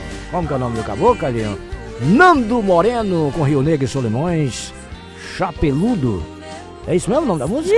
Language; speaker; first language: Portuguese; native; Portuguese